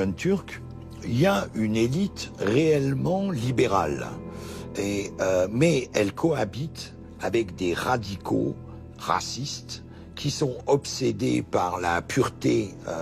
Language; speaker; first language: French; native; French